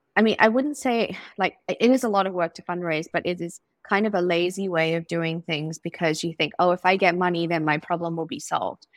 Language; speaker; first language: English; native; English